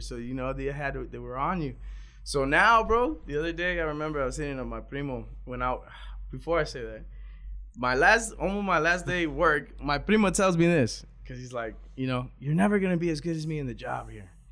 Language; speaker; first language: English; native; English